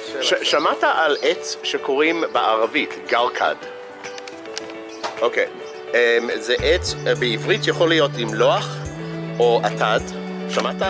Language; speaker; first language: Hebrew; non-native, fluent; English